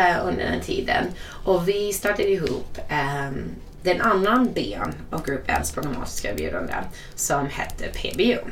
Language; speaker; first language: Swedish; non-native, fluent; English